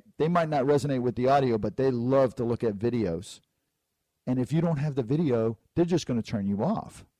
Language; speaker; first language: English; native; English